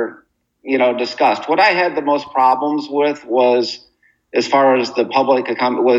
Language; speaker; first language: English; native; English